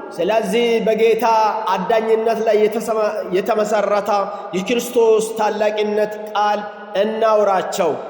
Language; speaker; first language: Amharic; non-native, local second language; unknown